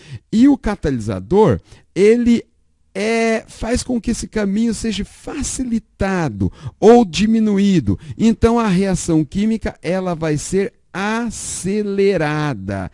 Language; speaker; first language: Portuguese; native; Portuguese